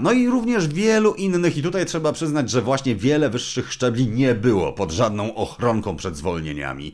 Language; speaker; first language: Polish; native; Polish